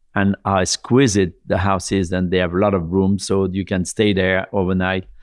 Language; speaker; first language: English; non-native, fluent; French